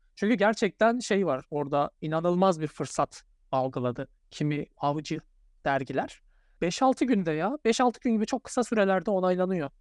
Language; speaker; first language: Turkish; native; Turkish